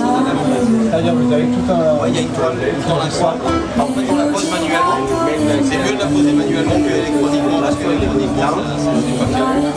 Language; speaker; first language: French; native; French